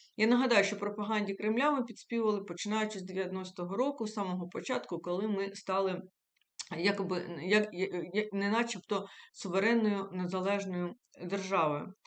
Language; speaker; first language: Ukrainian; native; Ukrainian